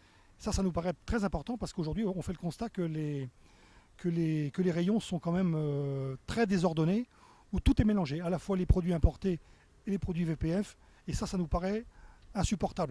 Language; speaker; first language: French; native; French